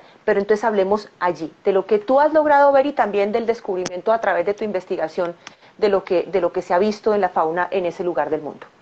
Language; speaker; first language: Spanish; native; Spanish